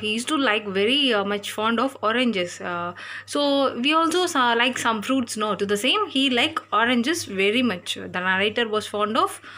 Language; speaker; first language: English; non-native, local second language; Tamil